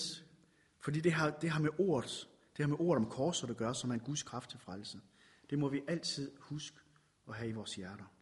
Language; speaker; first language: Danish; native; Danish